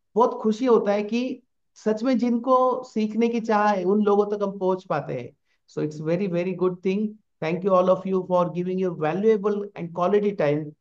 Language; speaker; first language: Hindi; non-native, local second language; Marathi